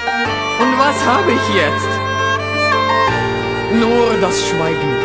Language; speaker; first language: German; non-native, learner; Russian